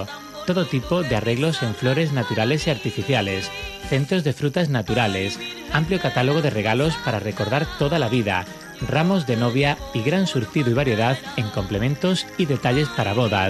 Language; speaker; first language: Spanish; native; Spanish